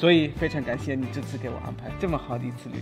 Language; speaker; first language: Chinese; non-native, fluent; German